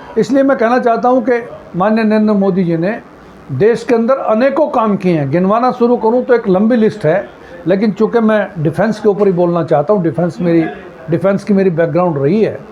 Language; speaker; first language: Hindi; native; Hindi